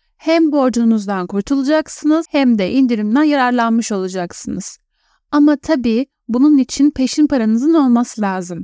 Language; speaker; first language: Turkish; native; Turkish